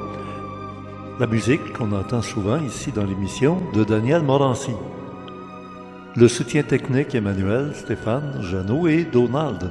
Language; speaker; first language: French; native; French